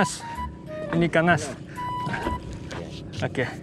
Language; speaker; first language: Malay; non-native, local second language; Chinese